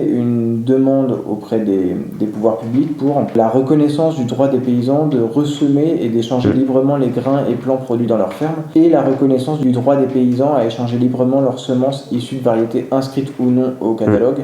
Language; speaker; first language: French; native; French